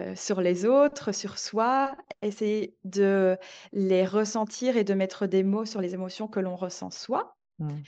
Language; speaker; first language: French; native; French